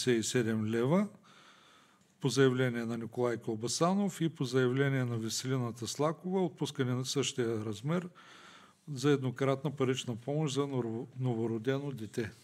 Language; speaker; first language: Bulgarian; native; Bulgarian